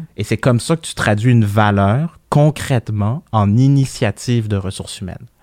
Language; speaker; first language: French; early bilingual, other home language; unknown